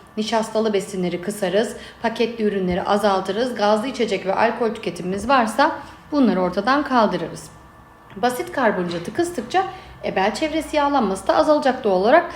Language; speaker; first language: Turkish; native; Turkish